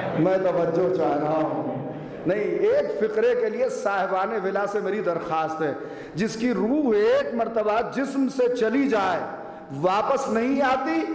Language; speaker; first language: Urdu; native; Urdu